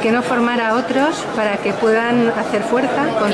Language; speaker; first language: Spanish; native; Spanish